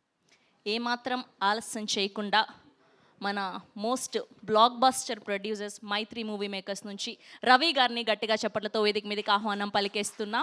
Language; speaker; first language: Telugu; native; Telugu